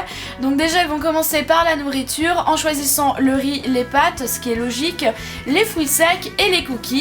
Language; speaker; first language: French; native; French